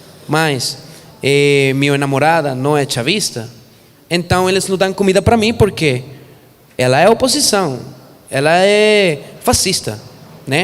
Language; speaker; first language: Portuguese; non-native, fluent; Spanish